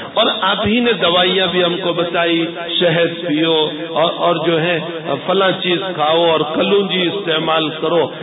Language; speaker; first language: Urdu; non-native, local second language; Gujarati